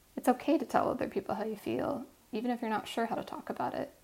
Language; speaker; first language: English; native; English